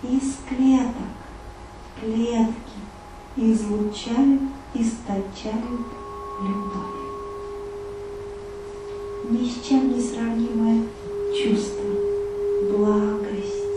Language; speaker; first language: Russian; native; Russian